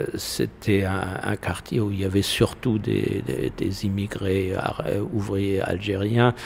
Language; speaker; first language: French; non-native, fluent; German